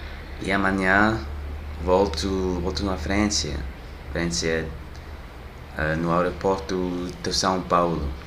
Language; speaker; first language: Portuguese; non-native, learner; French